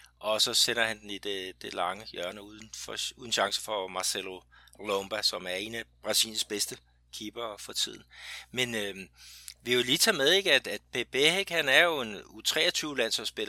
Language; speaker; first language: Danish; native; Danish